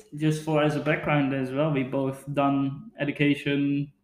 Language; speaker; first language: English; non-native, fluent; Dutch